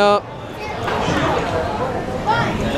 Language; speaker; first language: Spanish; native; Spanish